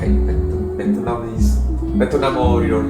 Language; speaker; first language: Japanese; non-native, learner; English